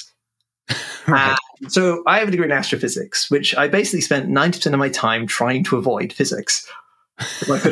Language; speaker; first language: English; native; English